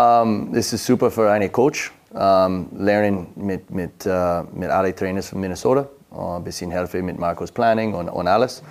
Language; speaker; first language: German; non-native, learner; English